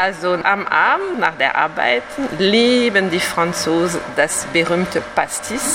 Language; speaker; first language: German; non-native, fluent; French